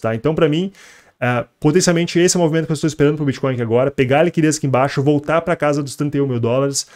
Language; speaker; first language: Portuguese; native; Portuguese